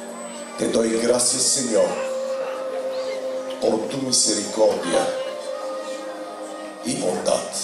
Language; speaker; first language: Spanish; non-native, fluent; Bulgarian